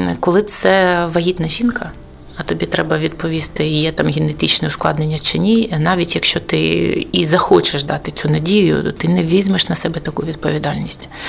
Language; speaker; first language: Ukrainian; non-native, local second language; Russian